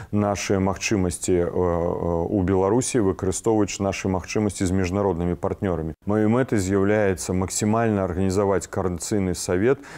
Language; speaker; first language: Belarusian; native; Belarusian